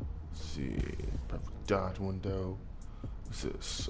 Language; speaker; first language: English; native; English